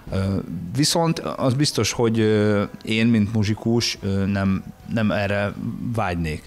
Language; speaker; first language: Hungarian; native; Hungarian